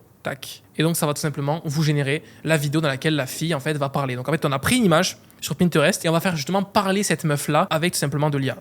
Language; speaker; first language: French; native; French